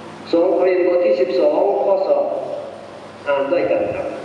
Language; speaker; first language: Thai; non-native, fluent; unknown